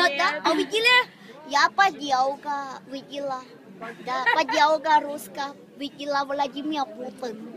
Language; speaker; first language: Russian; non-native, learner; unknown